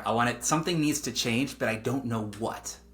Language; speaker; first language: English; native; English